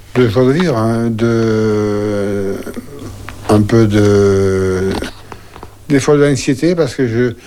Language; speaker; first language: French; native; French